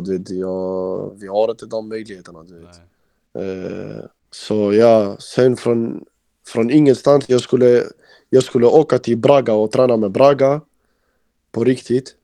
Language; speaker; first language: Swedish; early bilingual, other home language; Albanian